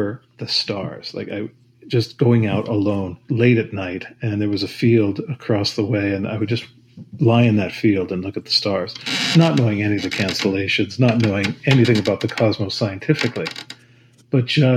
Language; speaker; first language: English; native; English